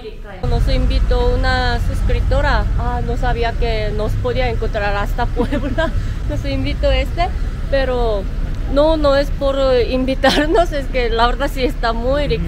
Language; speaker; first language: Spanish; non-native, fluent; Korean